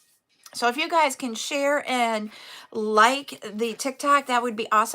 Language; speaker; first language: English; native; English